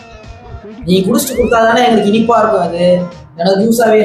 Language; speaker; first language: Tamil; native; Tamil